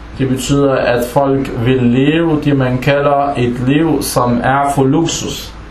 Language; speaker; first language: Danish; non-native, fluent; Arabic